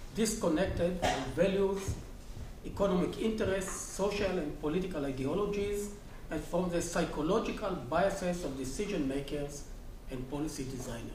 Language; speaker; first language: English; non-native, fluent; Hebrew